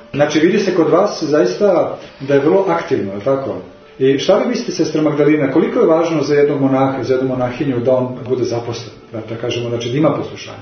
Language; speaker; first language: Serbian; native; Serbian